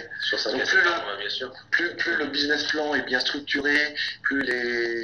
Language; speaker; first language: French; native; French